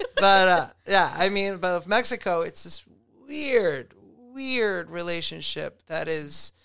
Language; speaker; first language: English; native; English